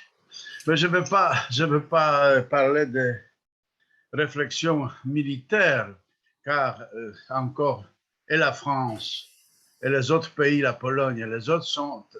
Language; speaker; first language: French; non-native, fluent; Polish